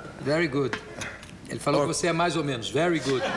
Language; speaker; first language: Portuguese; native; Portuguese